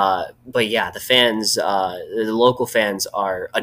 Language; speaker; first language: English; native; English